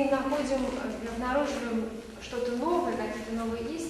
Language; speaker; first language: Russian; native; Russian